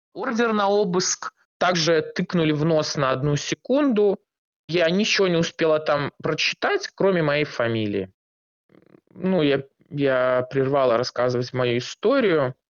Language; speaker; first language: Russian; native; Russian